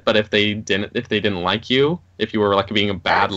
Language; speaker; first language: English; native; English